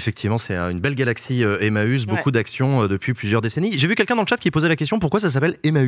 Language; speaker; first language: French; native; French